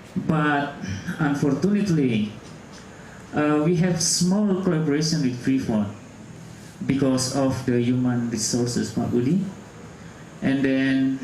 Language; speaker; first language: English; non-native, local second language; Indonesian